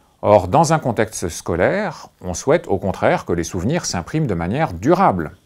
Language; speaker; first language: French; native; French